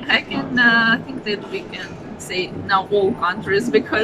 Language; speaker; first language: English; non-native, fluent; Russian